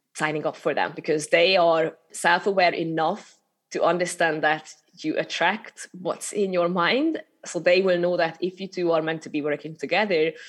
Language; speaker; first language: English; non-native, fluent; Hungarian